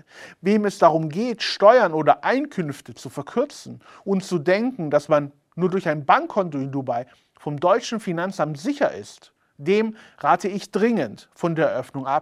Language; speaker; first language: German; native; German